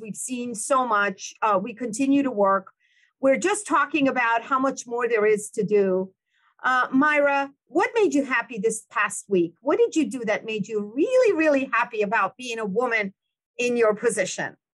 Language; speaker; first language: English; non-native, fluent; Persian